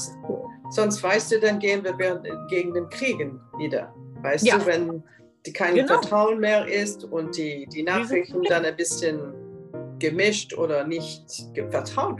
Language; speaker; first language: German; non-native, fluent; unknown